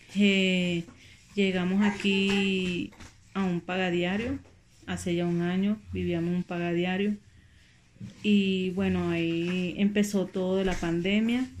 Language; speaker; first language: Spanish; native; Spanish